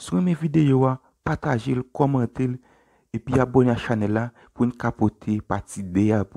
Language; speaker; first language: French; non-native, learner; Haitian Creole